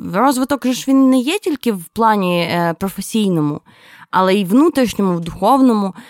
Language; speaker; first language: Ukrainian; native; Ukrainian